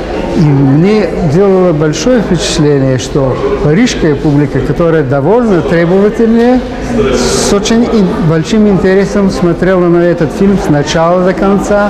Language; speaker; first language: Russian; non-native, fluent; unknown